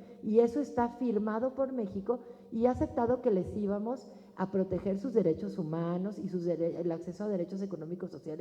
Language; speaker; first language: Spanish; native; Spanish